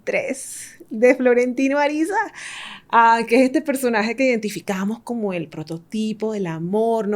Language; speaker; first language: Spanish; native; Spanish